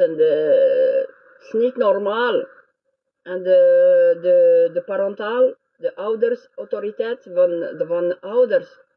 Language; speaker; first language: Dutch; non-native, learner; French